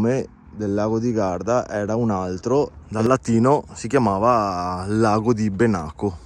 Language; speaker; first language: Italian; native; Italian